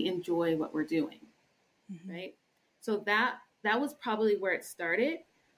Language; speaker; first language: English; native; English